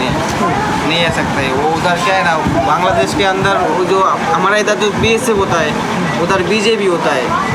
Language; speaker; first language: Hindi; non-native, local second language; Bangla